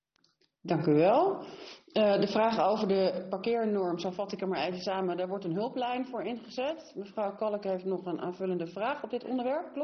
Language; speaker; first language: Dutch; native; Dutch